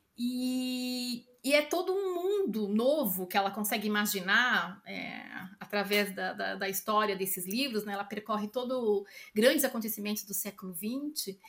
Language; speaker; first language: Portuguese; native; Portuguese